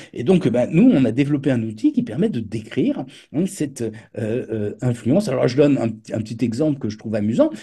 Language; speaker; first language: French; native; French